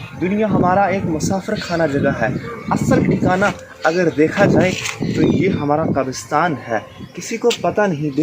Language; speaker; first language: Urdu; non-native, local second language; Kashmiri